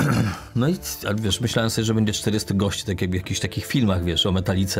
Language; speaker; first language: Polish; native; Polish